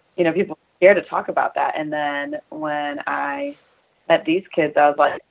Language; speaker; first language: English; early bilingual, other home language; Polish